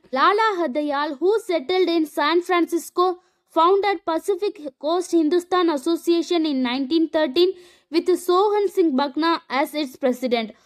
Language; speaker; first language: English; non-native, local second language; Tamil